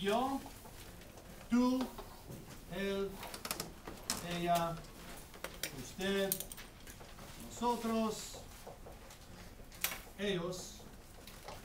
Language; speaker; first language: Spanish; non-native, fluent; English